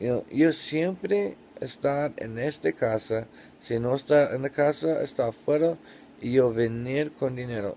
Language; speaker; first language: Spanish; non-native, learner; English